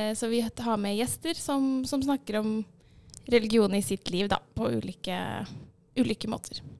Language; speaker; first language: Norwegian; early bilingual, other home language; Arabic